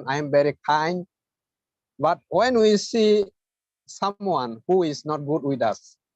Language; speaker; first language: English; non-native, fluent; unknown